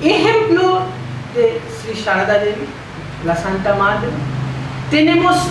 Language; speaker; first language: Spanish; non-native, fluent; Bangla